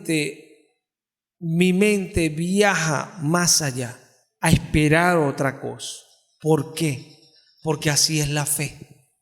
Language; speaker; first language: Spanish; native; Spanish